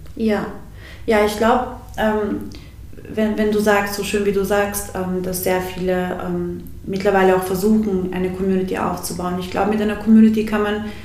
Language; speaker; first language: German; early bilingual, other home language; Bosnian